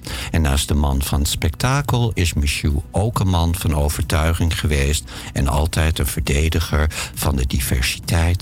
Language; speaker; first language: Dutch; native; Dutch